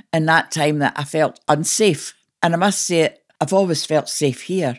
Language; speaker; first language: English; native; English